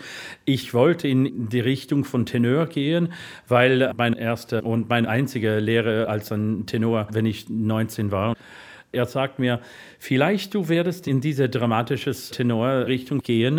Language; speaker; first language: German; non-native, learner; English